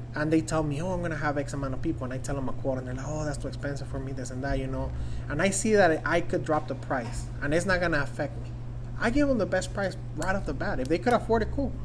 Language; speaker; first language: English; non-native, fluent; Spanish